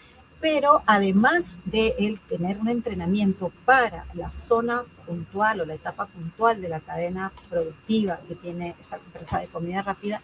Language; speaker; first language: Spanish; native; Spanish